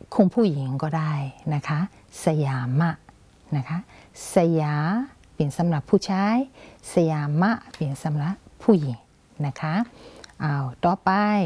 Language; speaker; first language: Thai; non-native, fluent; Burmese